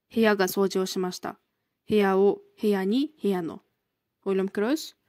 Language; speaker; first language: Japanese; non-native, fluent; Kyrgyz